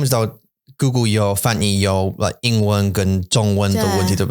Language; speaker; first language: Chinese; non-native, learner; English